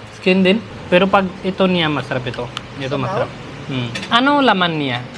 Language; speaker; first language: Filipino; non-native, learner; Hindi